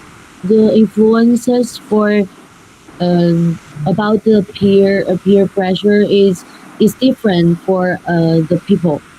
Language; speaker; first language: English; non-native, learner; Chinese